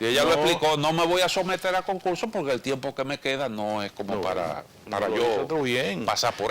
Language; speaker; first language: Spanish; native; Spanish